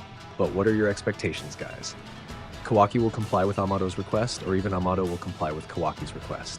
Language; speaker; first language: English; non-native, fluent; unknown